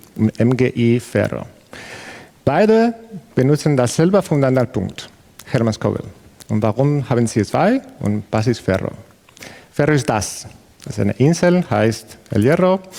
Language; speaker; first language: German; non-native, learner; Spanish